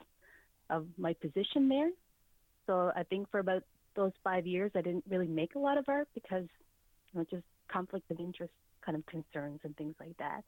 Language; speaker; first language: English; native; English